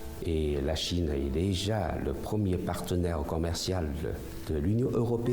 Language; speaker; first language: French; non-native, fluent; Chinese